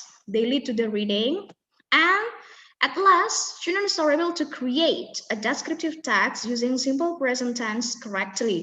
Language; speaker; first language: English; non-native, fluent; Indonesian